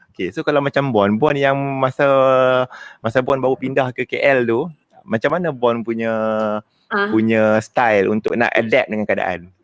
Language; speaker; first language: Malay; native; Malay